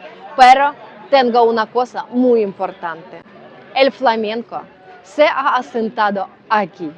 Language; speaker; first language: Spanish; non-native, fluent; Ukrainian